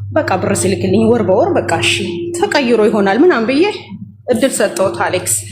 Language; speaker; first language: Amharic; native; Amharic